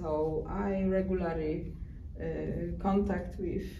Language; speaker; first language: English; non-native, learner; Polish